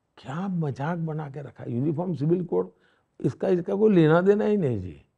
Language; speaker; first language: Hindi; non-native, local second language; Gujarati